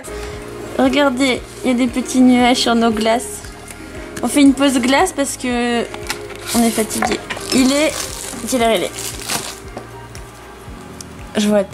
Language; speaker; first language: French; native; French